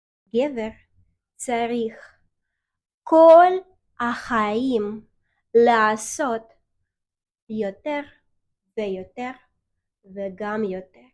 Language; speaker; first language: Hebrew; non-native, learner; Russian